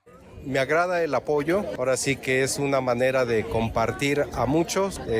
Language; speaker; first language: Spanish; native; Spanish